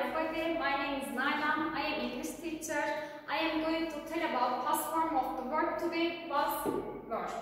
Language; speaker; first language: English; non-native, fluent; Turkish